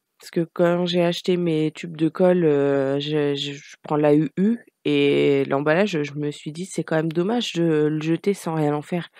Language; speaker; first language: French; native; French